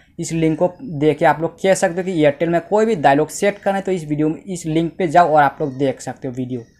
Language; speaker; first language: Hindi; native; Hindi